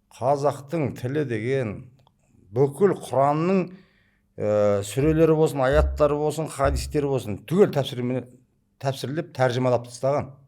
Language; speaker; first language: Kazakh; early bilingual, heritage; Kazakh